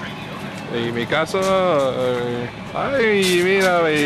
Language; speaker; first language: Spanish; non-native, learner; English